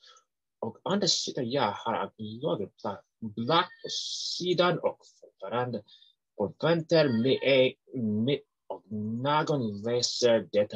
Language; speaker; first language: Swedish; non-native, learner; English